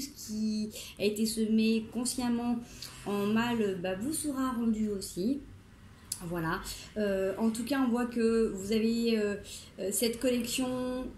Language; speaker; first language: French; native; French